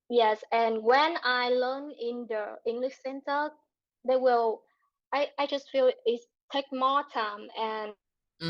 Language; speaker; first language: English; non-native, learner; Vietnamese